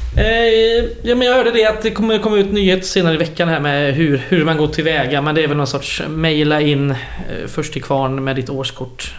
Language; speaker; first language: Swedish; native; Swedish